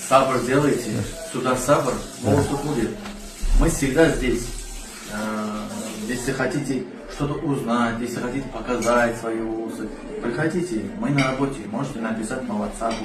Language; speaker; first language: Russian; non-native, learner; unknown